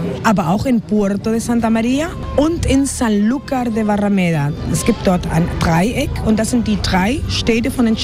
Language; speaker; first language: German; non-native, fluent; Spanish